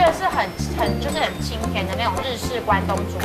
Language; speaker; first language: Chinese; native; Chinese